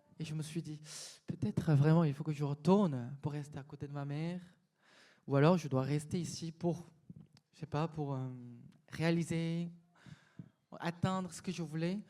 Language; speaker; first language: French; non-native, fluent; Korean